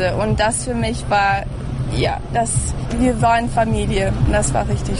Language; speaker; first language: German; early bilingual, heritage; English